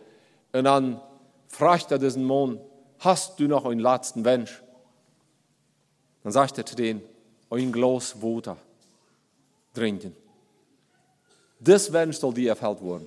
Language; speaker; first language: German; non-native, learner; Plautdietsch